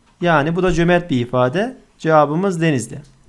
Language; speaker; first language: Turkish; native; Turkish